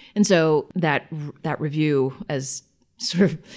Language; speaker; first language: English; native; English